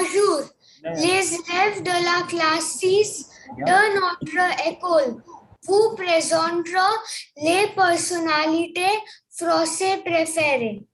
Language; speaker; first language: French; non-native, learner; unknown